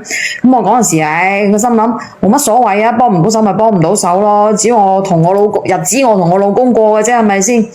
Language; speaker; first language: Cantonese; native; Cantonese